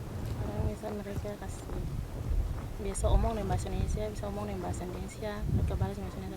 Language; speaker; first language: Indonesian; non-native, learner; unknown